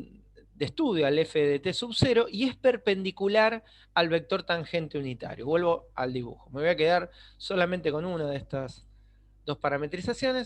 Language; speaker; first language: Spanish; native; Spanish